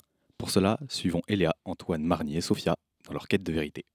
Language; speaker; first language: French; native; French